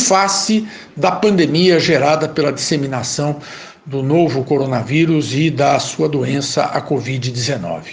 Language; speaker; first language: Portuguese; native; Portuguese